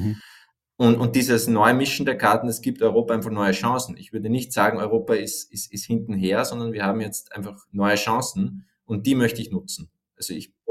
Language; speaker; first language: German; native; German